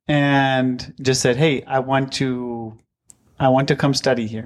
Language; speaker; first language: English; native; English